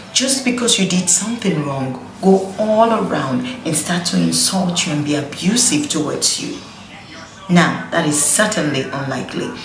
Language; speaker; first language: English; non-native, local second language; Igbo